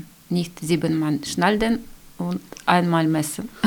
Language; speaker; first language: German; non-native, learner; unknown